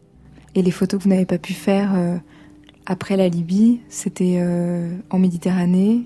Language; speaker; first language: French; native; French